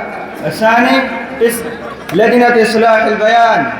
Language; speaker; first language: Arabic; non-native, learner; Urdu